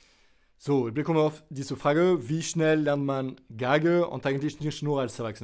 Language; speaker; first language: German; non-native, fluent; French